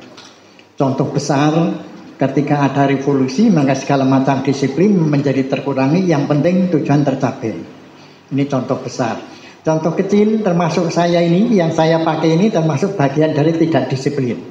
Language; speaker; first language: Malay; non-native, local second language; Javanese